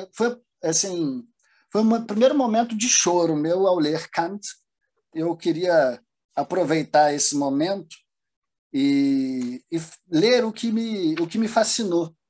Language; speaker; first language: Portuguese; early bilingual, other home language; German